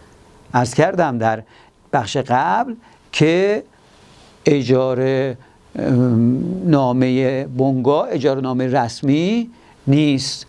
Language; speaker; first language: Persian; native; Persian